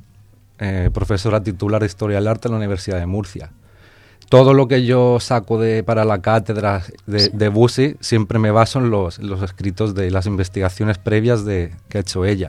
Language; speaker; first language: Spanish; native; Spanish